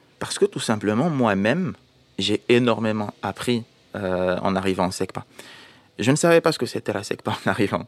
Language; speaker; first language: French; non-native, local second language; Arabic